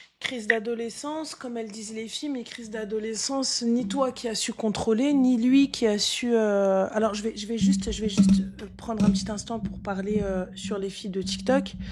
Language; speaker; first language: French; native; French